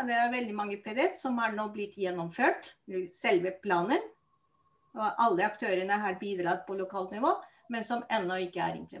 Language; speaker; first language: Norwegian; non-native, fluent; Spanish